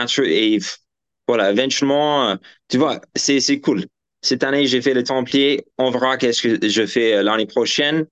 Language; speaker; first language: French; non-native, fluent; English